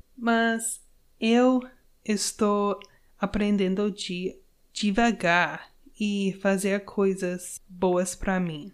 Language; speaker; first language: Portuguese; non-native, learner; English